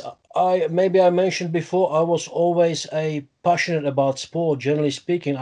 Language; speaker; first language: English; non-native, fluent; Czech